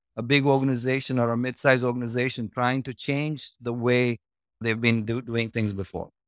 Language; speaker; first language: English; non-native, local second language; Hindi